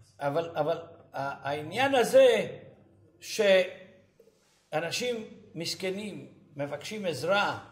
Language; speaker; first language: Hebrew; early bilingual, other home language; Ladino